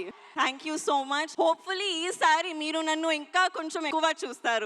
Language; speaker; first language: Telugu; non-native, learner; Hindi